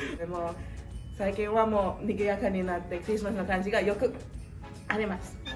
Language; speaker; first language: Japanese; non-native, fluent; Filipino